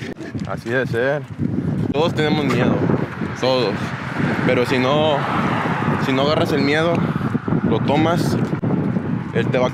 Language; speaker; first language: Spanish; native; Spanish